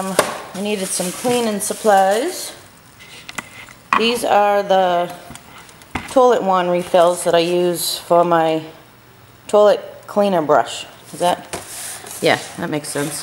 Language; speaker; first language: English; native; English